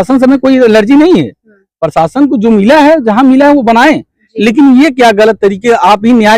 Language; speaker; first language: Hindi; native; Hindi